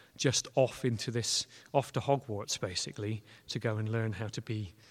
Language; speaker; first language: English; native; English